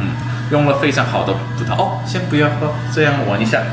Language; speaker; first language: Chinese; non-native, fluent; Korean